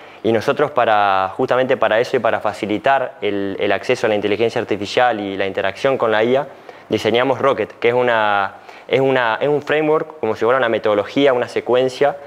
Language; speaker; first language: Spanish; native; Spanish